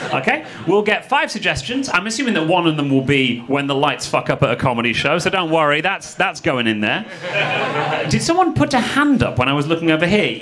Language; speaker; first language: English; native; English